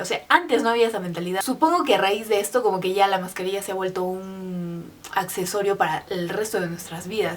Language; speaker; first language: Spanish; native; Spanish